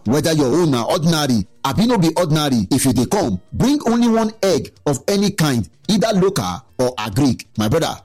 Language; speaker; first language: Nigerian Pidgin; non-native, local second language; Yoruba